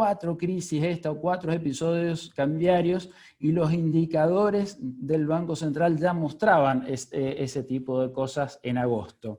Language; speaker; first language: Spanish; native; Spanish